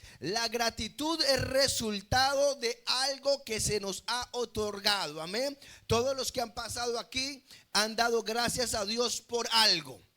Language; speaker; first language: Spanish; native; Spanish